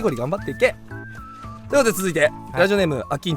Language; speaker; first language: Japanese; native; Japanese